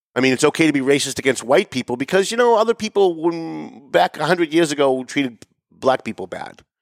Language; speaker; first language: English; native; English